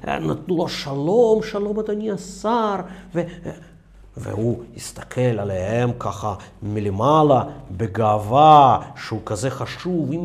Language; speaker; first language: Hebrew; non-native, fluent; Russian